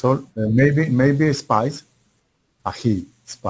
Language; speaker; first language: English; non-native, learner; Spanish